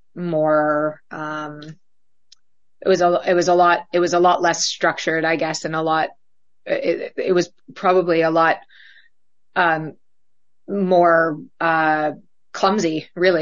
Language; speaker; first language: English; native; English